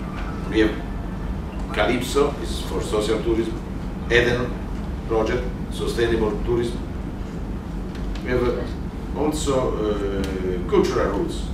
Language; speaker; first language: English; non-native, learner; Italian